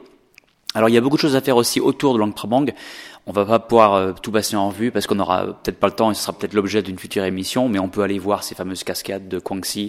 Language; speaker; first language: French; native; French